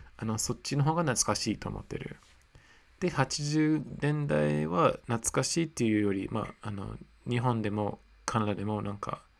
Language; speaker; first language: Japanese; non-native, fluent; English